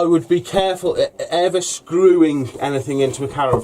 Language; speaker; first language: English; native; English